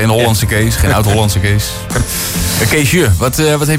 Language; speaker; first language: Dutch; native; Dutch